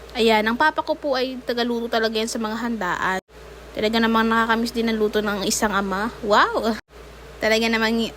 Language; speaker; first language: Filipino; native; Filipino